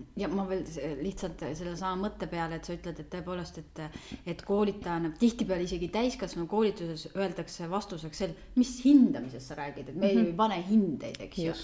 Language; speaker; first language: Estonian; native; Estonian